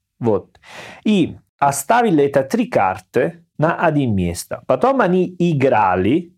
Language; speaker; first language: Russian; non-native, learner; Italian